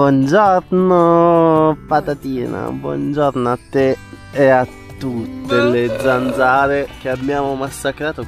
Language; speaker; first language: Italian; native; Italian